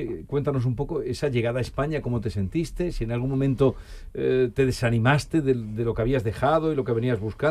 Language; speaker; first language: Spanish; native; Spanish